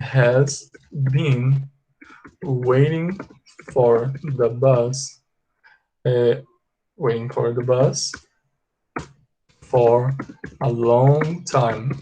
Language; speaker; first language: English; non-native, fluent; Portuguese